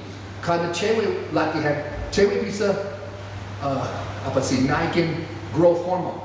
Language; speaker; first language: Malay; non-native, fluent; English